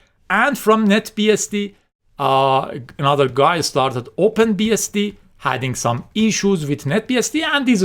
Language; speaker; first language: English; non-native, fluent; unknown